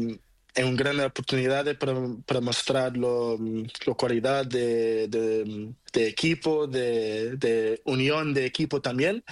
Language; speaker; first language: Spanish; non-native, learner; Portuguese